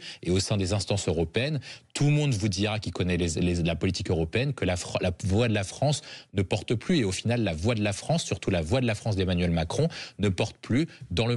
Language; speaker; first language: French; native; French